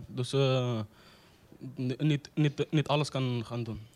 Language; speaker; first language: Dutch; non-native, learner; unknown